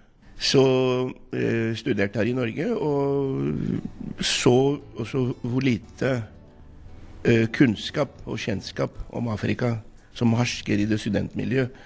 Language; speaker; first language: Norwegian; non-native, fluent; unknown